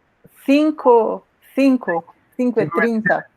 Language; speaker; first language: Spanish; non-native, learner; Portuguese